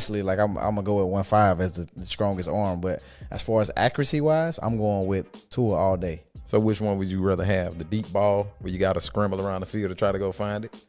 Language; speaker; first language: English; native; English